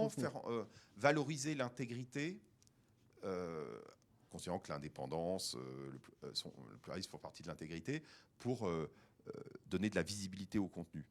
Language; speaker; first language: French; native; French